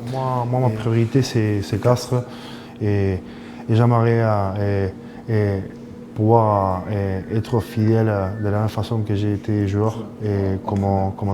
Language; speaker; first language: French; non-native, fluent; Spanish